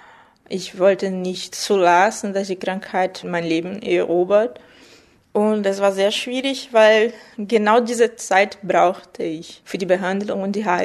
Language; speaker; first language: German; non-native, fluent; Portuguese